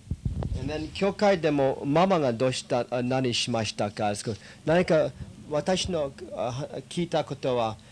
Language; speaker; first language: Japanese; early bilingual, heritage; English